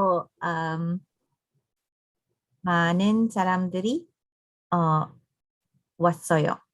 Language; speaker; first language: Korean; non-native, learner; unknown